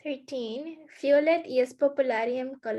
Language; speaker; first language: Polish; non-native, learner; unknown